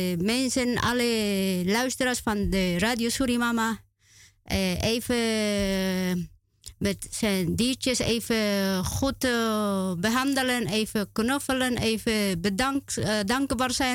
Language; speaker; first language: Dutch; non-native, learner; Spanish